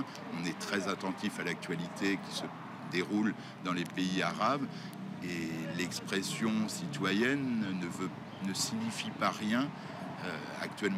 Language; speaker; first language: French; native; French